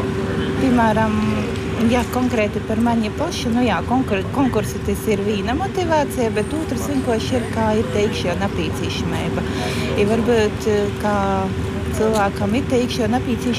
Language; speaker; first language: Latvian; non-native, local second language; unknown